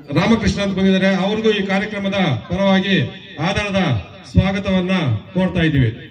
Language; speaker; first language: Kannada; native; Kannada